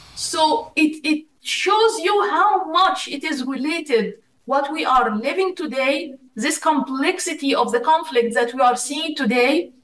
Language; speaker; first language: English; non-native, fluent; Arabic